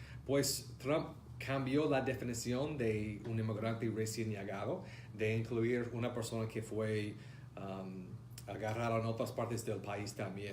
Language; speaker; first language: Spanish; non-native, fluent; English